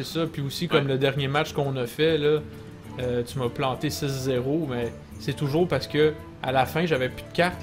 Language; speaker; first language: French; native; French